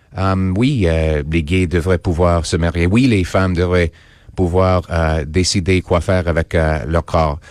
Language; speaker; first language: French; non-native, local second language; English